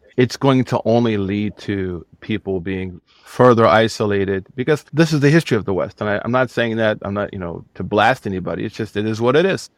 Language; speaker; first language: English; native; English